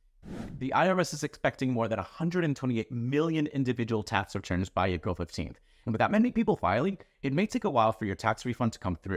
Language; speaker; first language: English; native; English